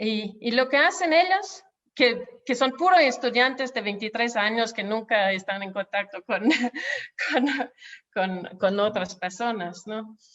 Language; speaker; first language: Spanish; non-native, fluent; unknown